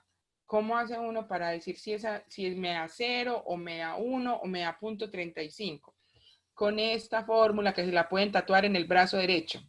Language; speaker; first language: Spanish; native; Spanish